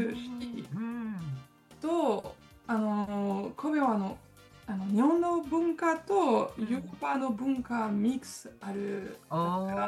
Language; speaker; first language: Japanese; non-native, learner; French